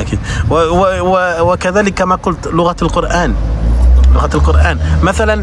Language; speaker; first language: Arabic; non-native, fluent; French